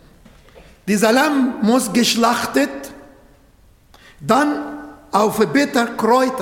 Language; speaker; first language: German; non-native, fluent; Arabic